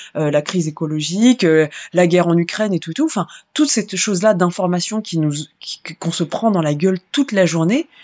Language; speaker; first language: French; native; French